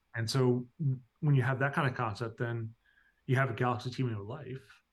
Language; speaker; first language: English; native; English